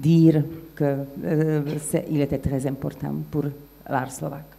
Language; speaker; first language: French; non-native, fluent; Slovak